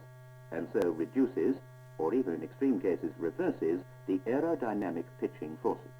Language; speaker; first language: English; native; English